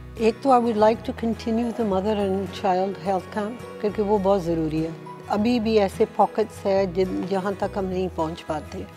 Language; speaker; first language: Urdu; early bilingual, heritage; Hindi